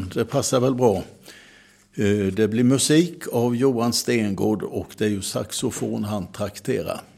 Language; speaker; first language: Swedish; native; Swedish